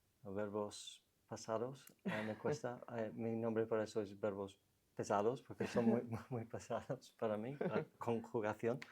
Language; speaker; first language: Spanish; non-native, fluent; English